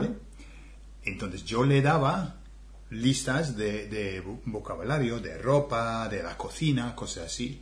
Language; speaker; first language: Spanish; non-native, fluent; English